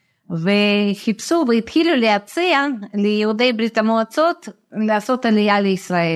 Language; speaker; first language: Hebrew; non-native, fluent; Russian